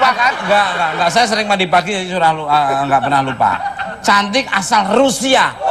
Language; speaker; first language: Indonesian; native; Indonesian